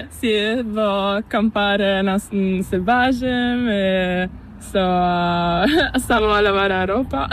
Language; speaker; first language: Spanish; non-native, learner; Italian